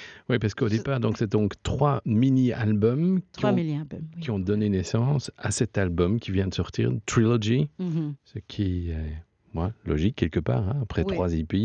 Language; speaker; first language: French; native; French